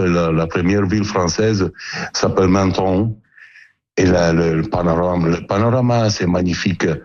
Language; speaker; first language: French; non-native, learner; Italian